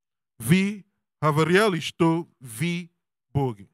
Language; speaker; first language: Russian; non-native, learner; English